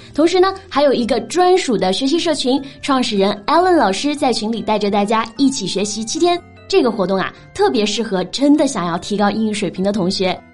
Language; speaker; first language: Chinese; native; Chinese